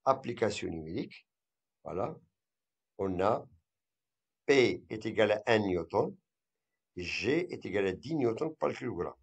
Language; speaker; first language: French; non-native, local second language; Arabic